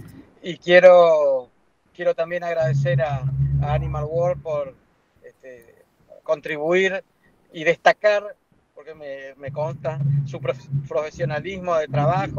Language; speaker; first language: Spanish; native; Spanish